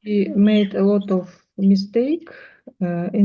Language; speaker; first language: English; non-native, learner; Russian